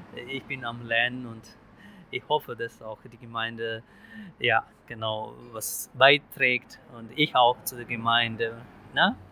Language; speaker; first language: German; non-native, fluent; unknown